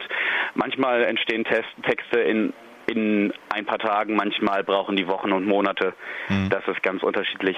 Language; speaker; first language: German; native; German